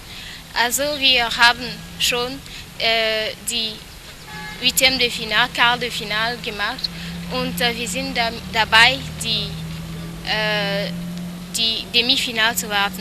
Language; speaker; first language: German; non-native, learner; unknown